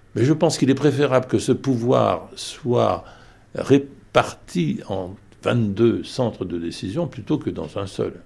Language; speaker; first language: French; native; French